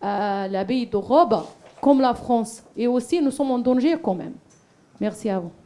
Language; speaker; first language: French; non-native, fluent; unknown